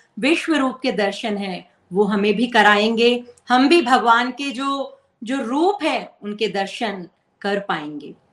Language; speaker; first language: Hindi; native; Hindi